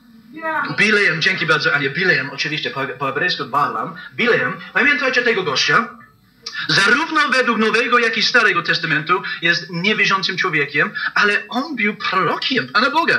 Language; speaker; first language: Polish; non-native, learner; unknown